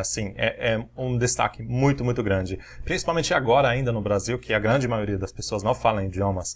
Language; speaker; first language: Portuguese; non-native, fluent; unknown